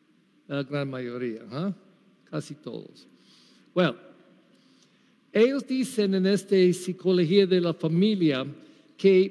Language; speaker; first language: Spanish; non-native, learner; English